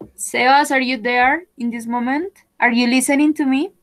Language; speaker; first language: English; non-native, fluent; Spanish